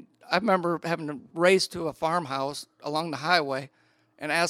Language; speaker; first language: English; native; English